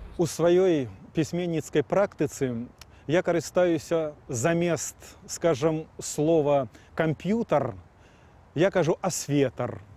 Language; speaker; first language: Belarusian; native; Belarusian